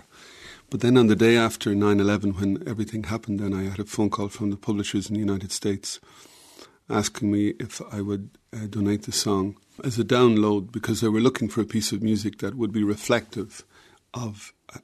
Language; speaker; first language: English; native; English